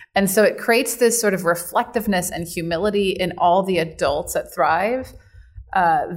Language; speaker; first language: English; native; English